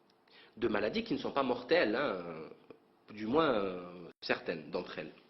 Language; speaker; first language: French; native; French